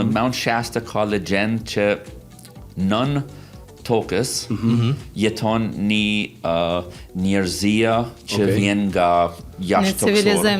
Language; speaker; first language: Albanian; non-native, fluent; English